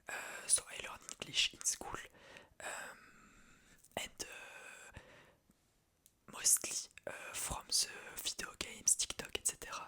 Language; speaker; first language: English; non-native, learner; French